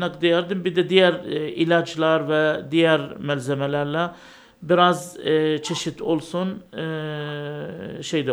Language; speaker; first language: Turkish; non-native, learner; Arabic